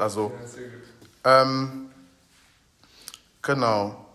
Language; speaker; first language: German; non-native, fluent; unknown